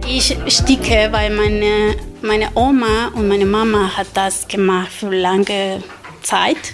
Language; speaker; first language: German; non-native, learner; Spanish